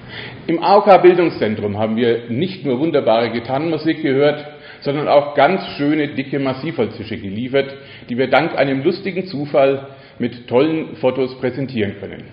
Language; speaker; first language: German; native; German